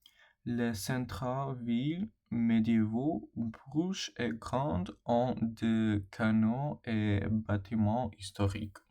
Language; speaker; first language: French; non-native, learner; English